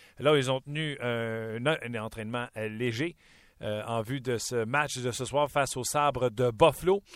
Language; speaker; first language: French; native; French